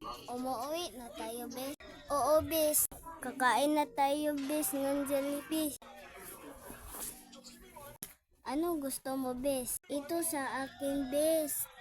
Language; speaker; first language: Filipino; non-native, local second language; Cebuano